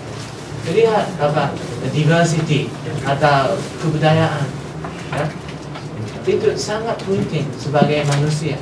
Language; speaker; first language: Indonesian; non-native, fluent; Japanese